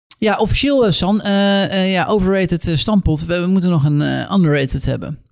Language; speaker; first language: Dutch; native; Dutch